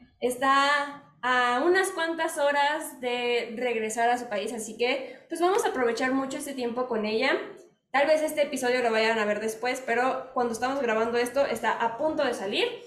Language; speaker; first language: Spanish; native; Spanish